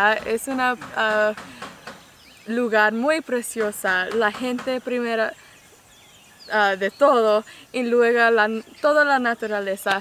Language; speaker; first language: Spanish; non-native, learner; English